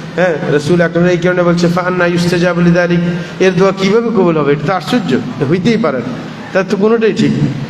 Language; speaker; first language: Bangla; native; Bangla